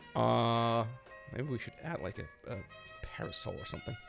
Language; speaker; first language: English; non-native, fluent; German